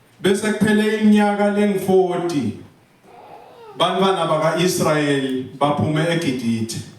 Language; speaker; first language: Zulu; non-native, local second language; Swati